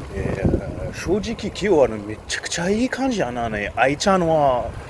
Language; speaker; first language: Japanese; non-native, learner; French